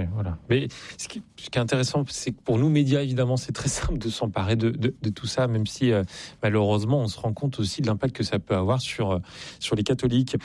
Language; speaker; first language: French; native; French